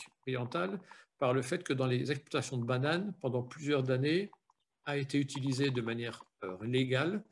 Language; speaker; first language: French; native; French